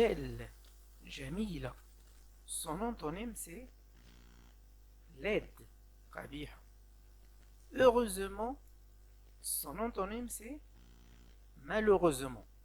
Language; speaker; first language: French; non-native, local second language; Arabic